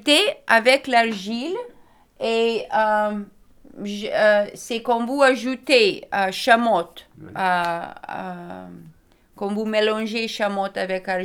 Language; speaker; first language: French; non-native, learner; Lithuanian